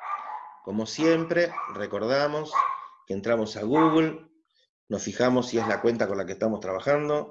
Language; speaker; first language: Spanish; native; Spanish